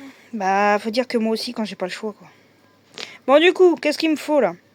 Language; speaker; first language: French; native; French